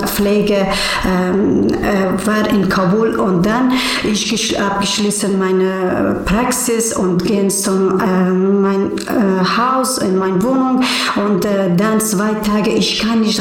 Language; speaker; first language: German; non-native, learner; Persian